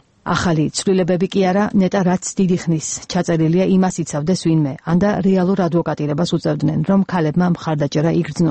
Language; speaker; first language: Georgian; native; Georgian